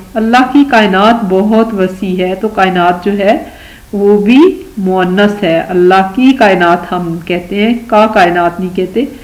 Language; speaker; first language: Urdu; non-native, local second language; Punjabi